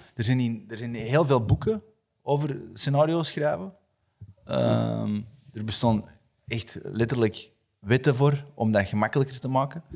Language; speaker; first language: Dutch; native; Dutch